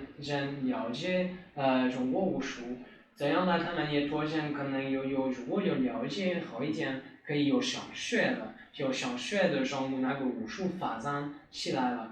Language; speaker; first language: Chinese; non-native, learner; French